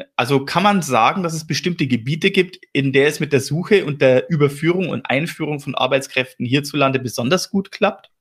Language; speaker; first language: German; native; German